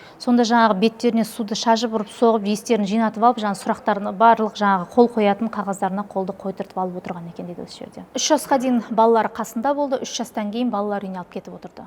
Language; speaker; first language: Kazakh; native; Kazakh